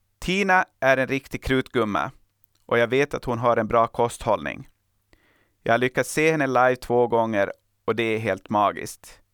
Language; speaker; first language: Swedish; native; Swedish